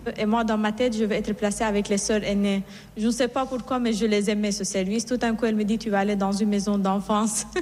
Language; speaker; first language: French; non-native, fluent; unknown